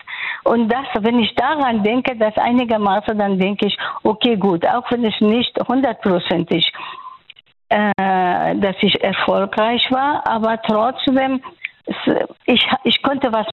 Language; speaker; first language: German; non-native, fluent; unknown